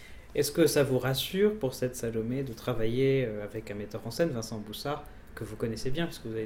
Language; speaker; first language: French; native; French